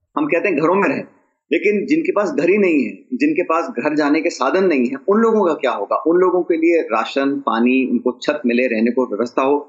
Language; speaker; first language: Hindi; native; Hindi